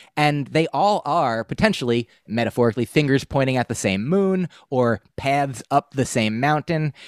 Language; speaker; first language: English; native; English